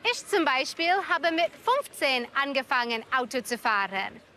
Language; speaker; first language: German; non-native, fluent; English